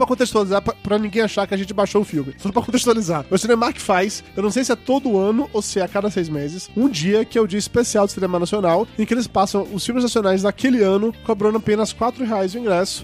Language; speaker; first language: Portuguese; native; Portuguese